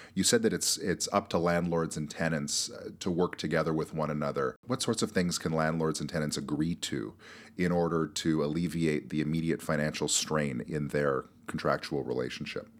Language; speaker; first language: English; native; English